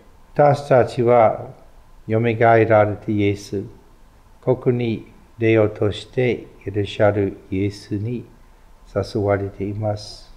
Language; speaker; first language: Japanese; non-native, fluent; English